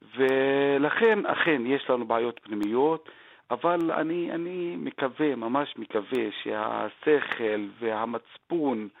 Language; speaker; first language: Hebrew; non-native, local second language; Arabic